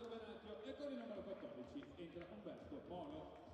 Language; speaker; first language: Italian; native; Italian